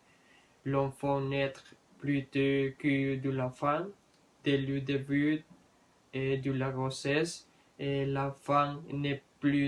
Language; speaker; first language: French; non-native, learner; Spanish